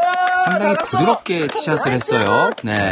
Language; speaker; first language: Korean; native; Korean